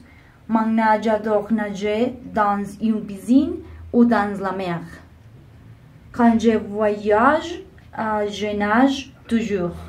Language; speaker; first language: French; non-native, learner; Spanish